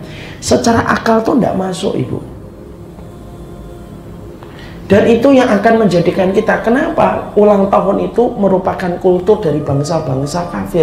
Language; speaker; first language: Indonesian; native; Indonesian